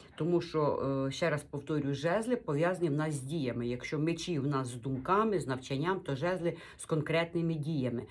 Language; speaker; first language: Ukrainian; non-native, local second language; Russian